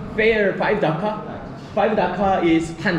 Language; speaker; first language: English; non-native, learner; Korean